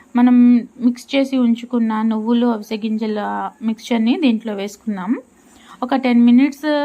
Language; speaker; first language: Telugu; non-native, local second language; Urdu